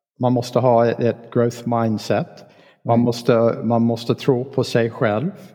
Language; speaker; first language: Swedish; non-native, fluent; English